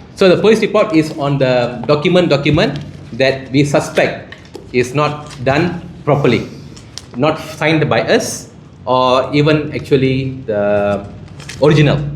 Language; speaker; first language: English; non-native, local second language; Tamil